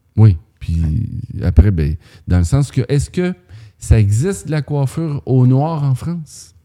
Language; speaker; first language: French; native; French